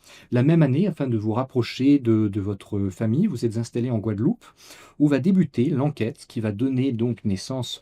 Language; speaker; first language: French; native; French